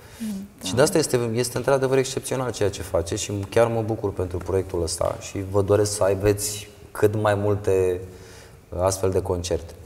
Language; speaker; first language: Romanian; native; Romanian